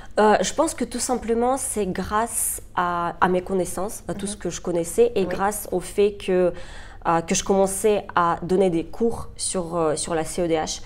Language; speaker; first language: French; non-native, fluent; Russian